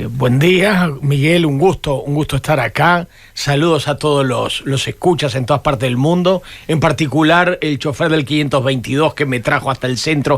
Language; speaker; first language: Spanish; native; Spanish